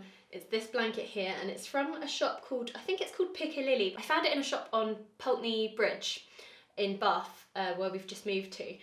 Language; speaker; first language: English; native; English